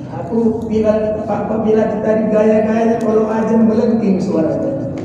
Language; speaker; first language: Indonesian; non-native, local second language; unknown